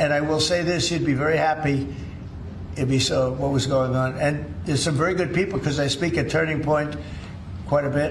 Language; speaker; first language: English; native; English